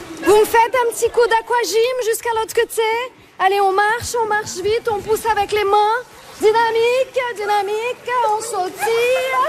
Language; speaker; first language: French; native; French